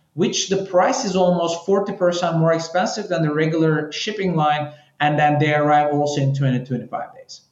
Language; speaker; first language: English; non-native, fluent; Turkish